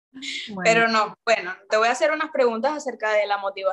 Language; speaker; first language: Spanish; native; Spanish